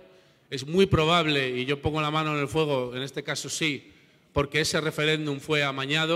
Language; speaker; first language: Spanish; native; Spanish